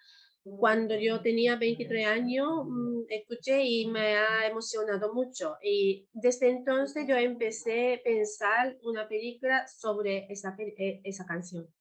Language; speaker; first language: Spanish; non-native, learner; Japanese